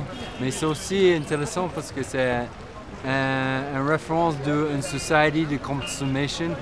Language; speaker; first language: French; non-native, learner; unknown